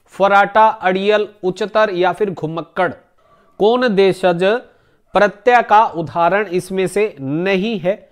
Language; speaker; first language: Hindi; native; Hindi